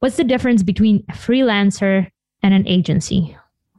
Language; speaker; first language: English; non-native, fluent; Ukrainian